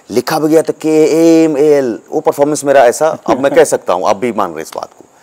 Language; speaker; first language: Hindi; native; Hindi